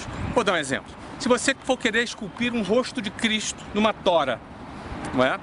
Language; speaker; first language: Portuguese; native; Portuguese